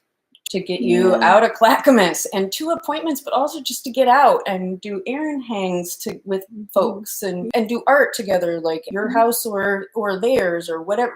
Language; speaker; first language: English; native; English